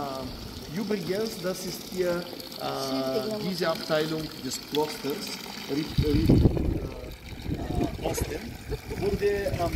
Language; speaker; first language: German; non-native, fluent; Bulgarian